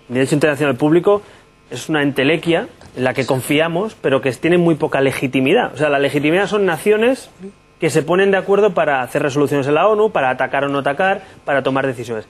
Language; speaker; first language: Spanish; native; Spanish